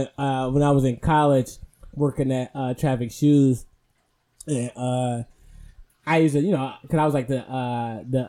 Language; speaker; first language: English; native; English